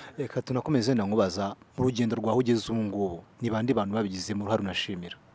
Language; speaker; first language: Kinyarwanda; native; Kinyarwanda